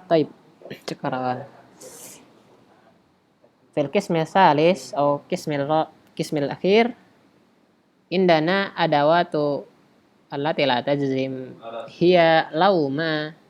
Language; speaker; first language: Arabic; non-native, fluent; Indonesian